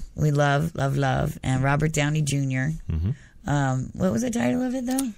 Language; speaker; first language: English; native; English